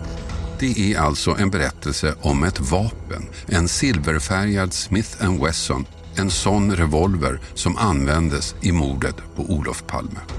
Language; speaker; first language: Swedish; native; Swedish